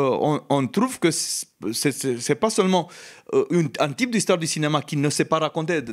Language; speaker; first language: French; non-native, fluent; Romanian